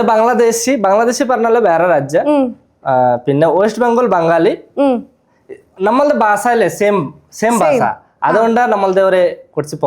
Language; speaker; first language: Malayalam; non-native, local second language; Bangla